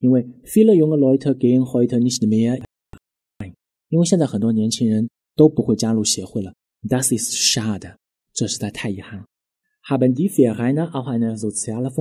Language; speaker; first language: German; non-native, fluent; Chinese